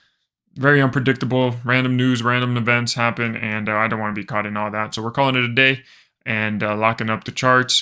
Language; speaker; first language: English; native; English